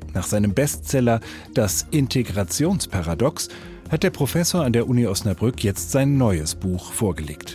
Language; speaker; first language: German; native; German